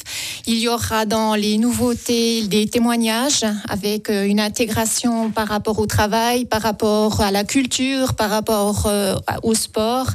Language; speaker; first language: French; native; French